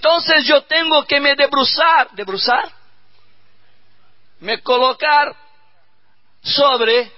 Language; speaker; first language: Spanish; non-native, learner; Portuguese